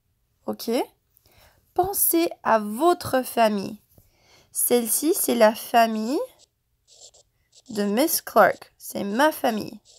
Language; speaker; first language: French; non-native, fluent; English